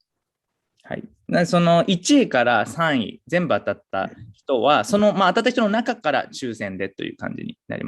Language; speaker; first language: Japanese; native; Japanese